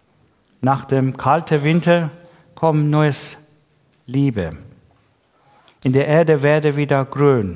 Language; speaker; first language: German; non-native, learner; Persian